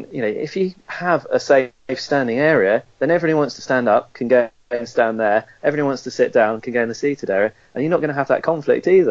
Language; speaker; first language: English; native; English